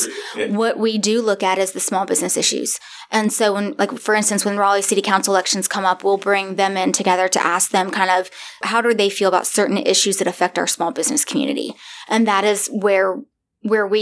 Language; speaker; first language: English; native; English